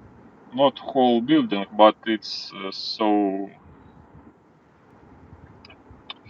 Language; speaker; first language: English; non-native, learner; Ukrainian